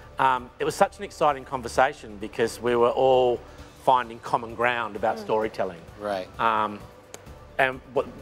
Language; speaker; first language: English; native; English